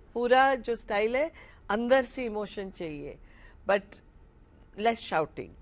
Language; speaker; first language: Hindi; non-native, local second language; Marathi